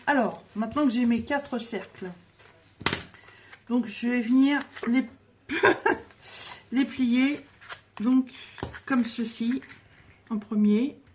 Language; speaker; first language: French; native; French